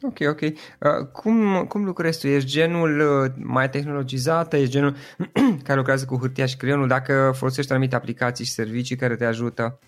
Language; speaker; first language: Romanian; native; Romanian